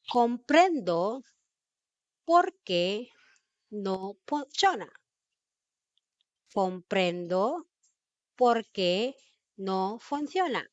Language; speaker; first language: Spanish; non-native, fluent; Filipino